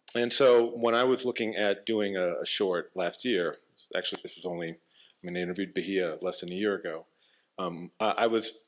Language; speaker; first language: English; native; English